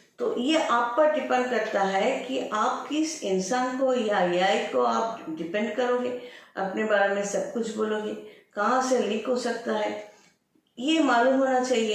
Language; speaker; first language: Hindi; non-native, local second language; Bangla